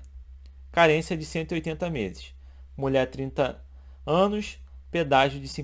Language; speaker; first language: Portuguese; native; Portuguese